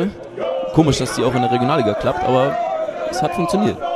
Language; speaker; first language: German; native; German